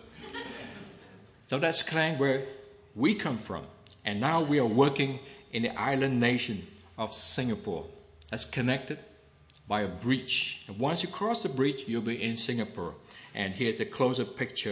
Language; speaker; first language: English; non-native, local second language; Min Nan Chinese